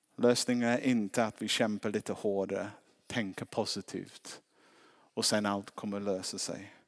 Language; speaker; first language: Swedish; non-native, fluent; English